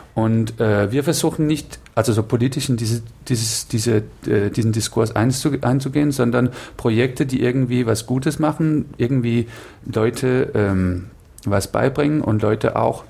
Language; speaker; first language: German; non-native, learner; Danish